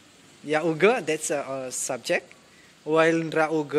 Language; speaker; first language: English; non-native, learner; Nias